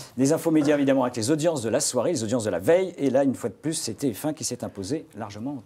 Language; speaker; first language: French; native; French